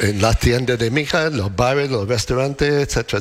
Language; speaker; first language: Spanish; non-native, learner; English